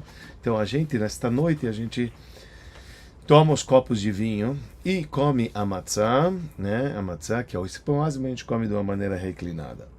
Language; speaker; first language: Portuguese; native; Portuguese